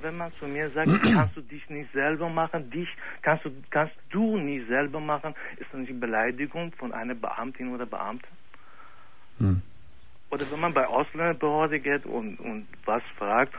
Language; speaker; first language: German; non-native, fluent; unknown